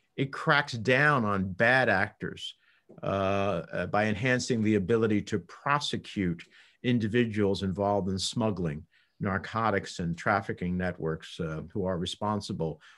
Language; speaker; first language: English; early bilingual, other home language; Spanish